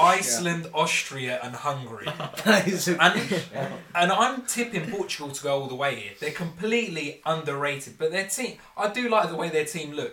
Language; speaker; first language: English; native; English